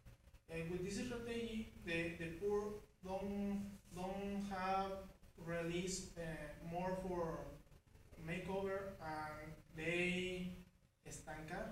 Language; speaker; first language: English; non-native, learner; Spanish